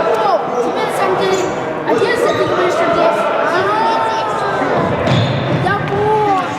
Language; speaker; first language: Russian; native; Russian